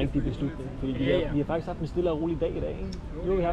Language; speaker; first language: Danish; native; Danish